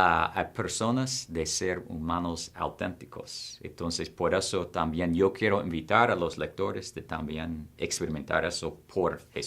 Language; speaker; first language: Spanish; non-native, fluent; English